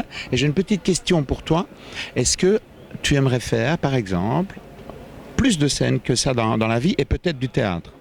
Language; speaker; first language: French; native; French